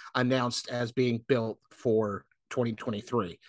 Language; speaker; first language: English; native; English